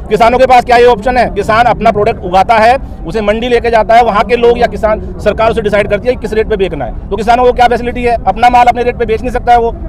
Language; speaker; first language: Hindi; native; Hindi